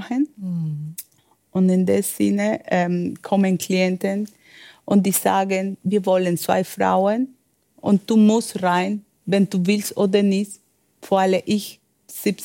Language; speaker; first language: German; non-native, learner; Spanish